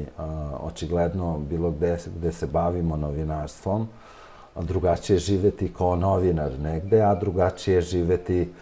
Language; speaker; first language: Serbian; non-native, local second language; Albanian